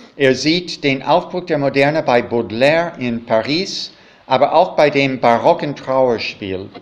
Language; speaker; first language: German; non-native, fluent; English